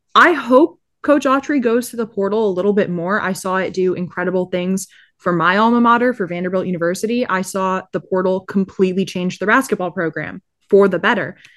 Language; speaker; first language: English; native; English